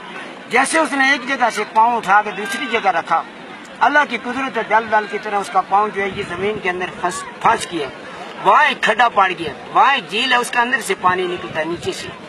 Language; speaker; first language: Hindi; non-native, local second language; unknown